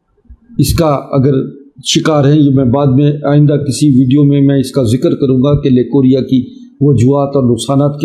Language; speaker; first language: Urdu; native; Urdu